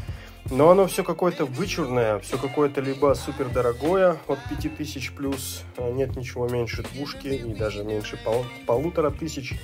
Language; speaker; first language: Russian; native; Russian